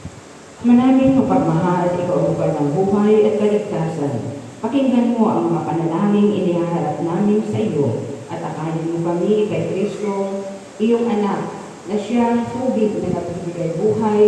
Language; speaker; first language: Filipino; native; Filipino